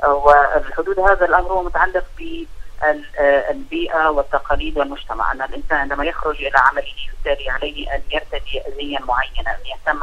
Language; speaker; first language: Arabic; native; Arabic